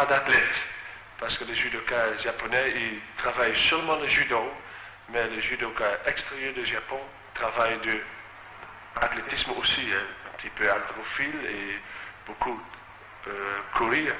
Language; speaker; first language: French; non-native, learner; Dutch